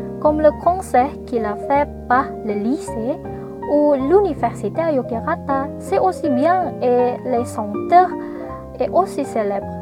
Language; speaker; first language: French; non-native, learner; Indonesian